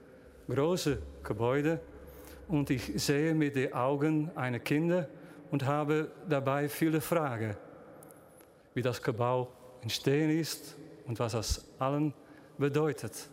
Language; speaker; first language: German; non-native, learner; Dutch